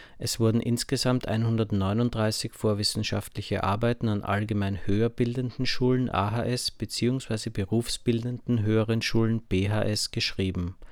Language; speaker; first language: German; native; German